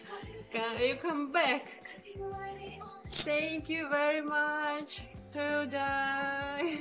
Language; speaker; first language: English; non-native, learner; Russian